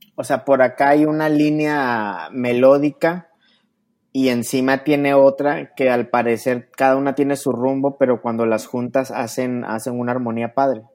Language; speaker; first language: Spanish; native; Spanish